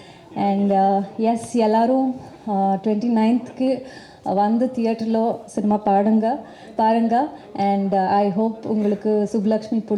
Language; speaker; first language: Tamil; non-native, learner; Kannada